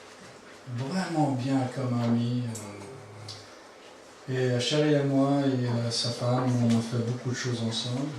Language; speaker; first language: French; non-native, fluent; English